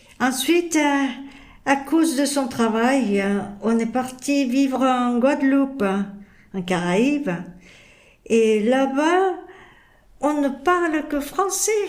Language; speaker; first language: French; non-native, fluent; Japanese